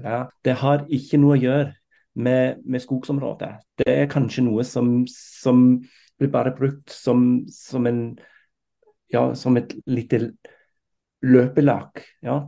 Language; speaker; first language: Norwegian; non-native, fluent; German